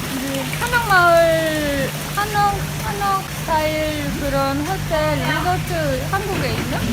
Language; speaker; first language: Korean; non-native, fluent; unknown